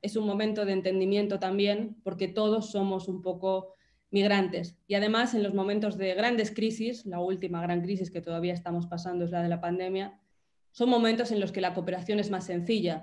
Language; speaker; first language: Spanish; native; Spanish